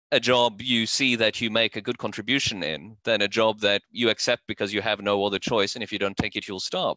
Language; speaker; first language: English; non-native, fluent; Norwegian